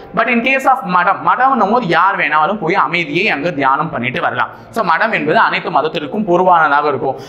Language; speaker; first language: Tamil; native; Tamil